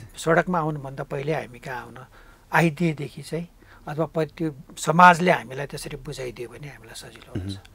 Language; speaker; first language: Nepali; native; Nepali